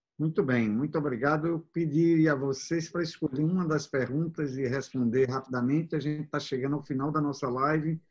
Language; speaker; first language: Portuguese; native; Portuguese